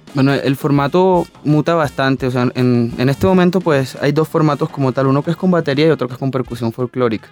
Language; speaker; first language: Spanish; native; Spanish